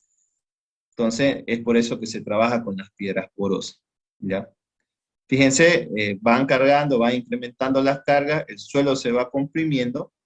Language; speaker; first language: Spanish; native; Spanish